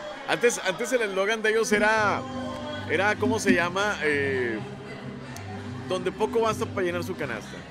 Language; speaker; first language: Spanish; native; Spanish